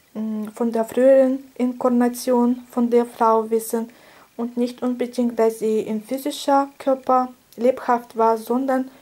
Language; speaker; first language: German; non-native, fluent; Russian